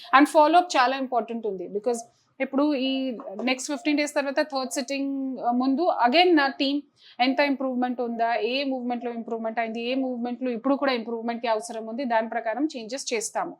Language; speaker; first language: Telugu; non-native, local second language; Hindi